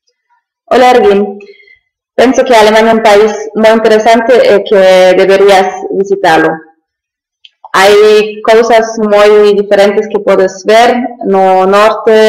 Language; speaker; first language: Spanish; non-native, fluent; German